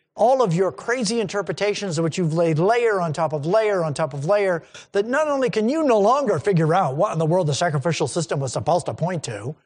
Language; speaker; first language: English; native; English